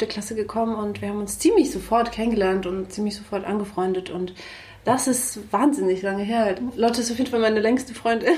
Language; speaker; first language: German; early bilingual, other home language; Russian